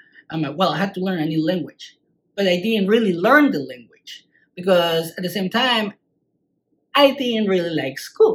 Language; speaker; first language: English; non-native, fluent; Spanish